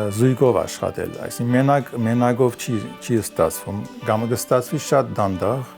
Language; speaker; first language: Armenian; early bilingual, heritage; Armenian